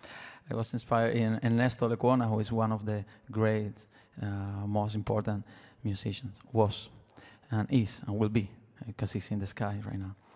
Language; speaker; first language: English; non-native, learner; Spanish